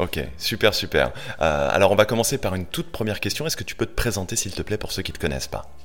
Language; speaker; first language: French; native; French